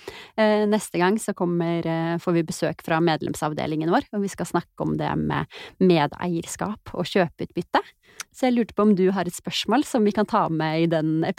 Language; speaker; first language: Norwegian; native; Norwegian